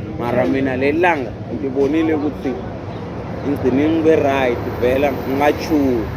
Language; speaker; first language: Zulu; non-native, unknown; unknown